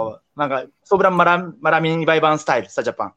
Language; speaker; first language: Filipino; non-native, learner; Japanese